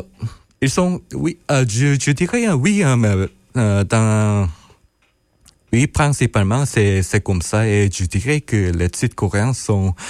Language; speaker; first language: French; non-native, fluent; Korean